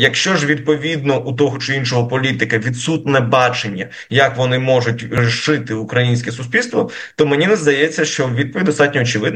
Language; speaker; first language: Ukrainian; native; Ukrainian